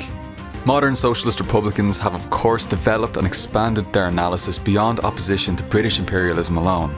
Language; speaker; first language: English; native; English